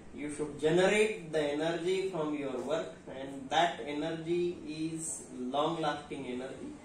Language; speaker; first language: English; non-native, local second language; Marathi